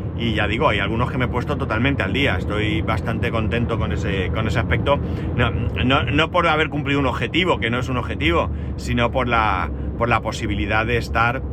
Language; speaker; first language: Spanish; native; Spanish